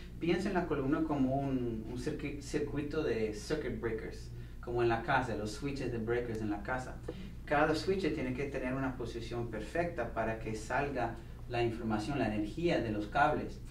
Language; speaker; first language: Spanish; non-native, fluent; English